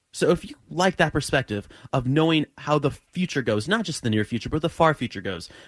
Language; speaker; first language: English; native; English